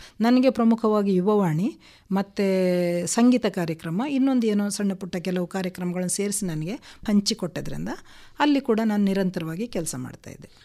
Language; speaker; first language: Kannada; non-native, local second language; Konkani